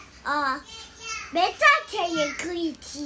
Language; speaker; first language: Chinese; early bilingual, heritage; Chinese